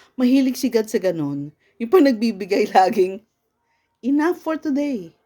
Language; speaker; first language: Filipino; native; Filipino